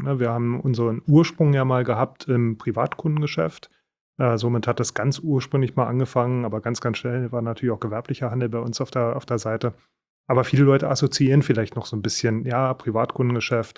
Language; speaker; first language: German; native; German